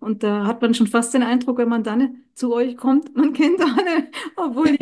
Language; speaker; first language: German; native; German